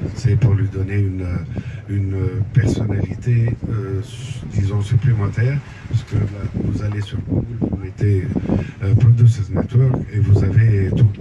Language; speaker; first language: French; non-native, local second language; Arabic